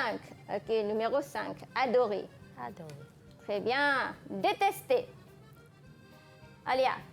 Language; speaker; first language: French; non-native, fluent; Malay